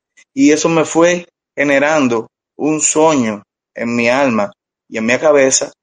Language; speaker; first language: Portuguese; non-native, learner; Spanish